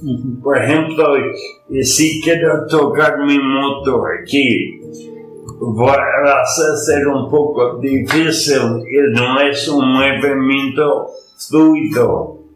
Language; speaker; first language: Spanish; non-native, learner; English